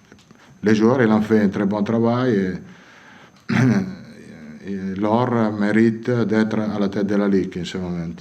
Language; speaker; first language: French; non-native, fluent; Italian